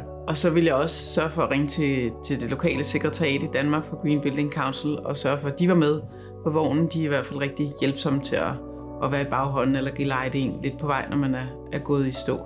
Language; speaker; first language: Danish; native; Danish